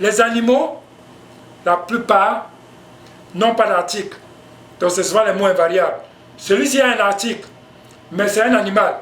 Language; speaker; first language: French; non-native, local second language; Basaa